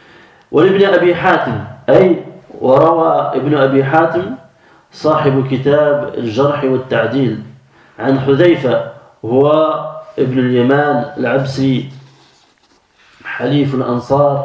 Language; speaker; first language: Arabic; non-native, fluent; French